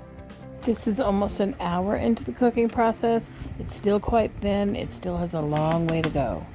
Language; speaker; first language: English; native; English